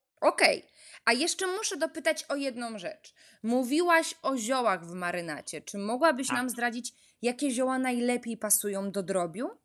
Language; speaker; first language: Polish; native; Polish